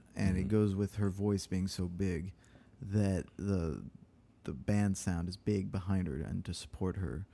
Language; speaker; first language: English; early bilingual, other home language; French